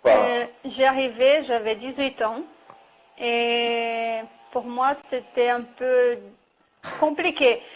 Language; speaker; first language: French; non-native, fluent; Portuguese